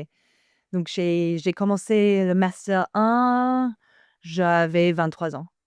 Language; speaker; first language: French; non-native, fluent; English